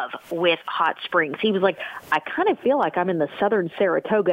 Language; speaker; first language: English; native; English